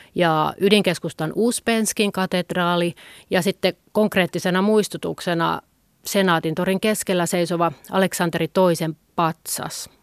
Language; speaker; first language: Finnish; native; Finnish